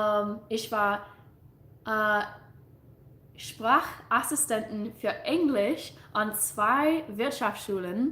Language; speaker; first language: German; non-native, fluent; English